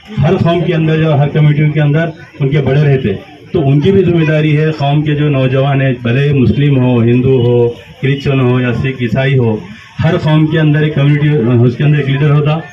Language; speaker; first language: Hindi; non-native, local second language; Urdu